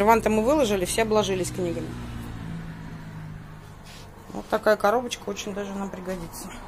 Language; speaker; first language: Russian; native; Russian